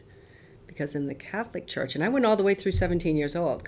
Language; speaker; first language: English; native; English